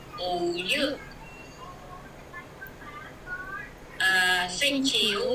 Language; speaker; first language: Chinese; non-native, learner; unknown